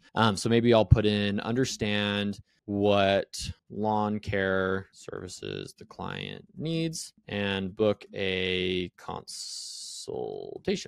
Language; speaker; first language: English; native; English